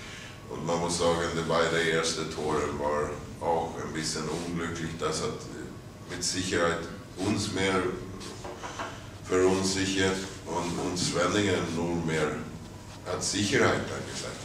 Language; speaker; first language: German; non-native, fluent; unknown